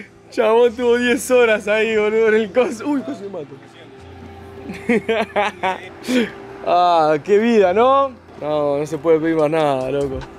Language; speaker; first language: Spanish; native; Spanish